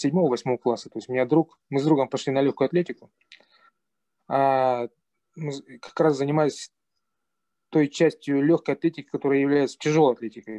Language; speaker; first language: Russian; native; Russian